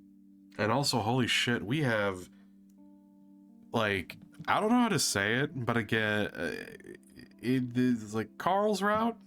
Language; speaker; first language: English; native; English